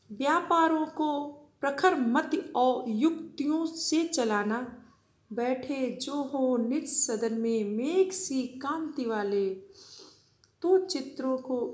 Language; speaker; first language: Hindi; native; Hindi